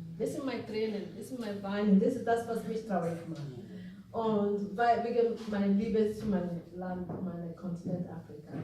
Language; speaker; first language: German; non-native, fluent; Igbo